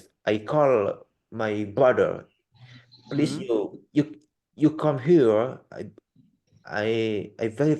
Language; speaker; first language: English; non-native, learner; Indonesian